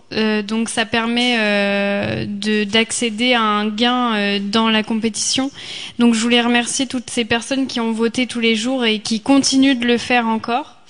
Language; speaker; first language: French; native; French